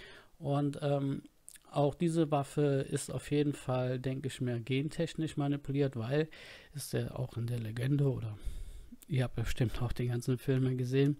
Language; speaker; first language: German; native; German